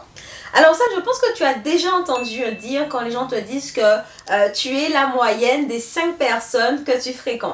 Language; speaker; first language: French; native; French